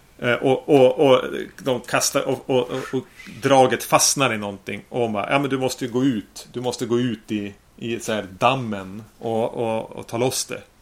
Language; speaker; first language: Swedish; native; Swedish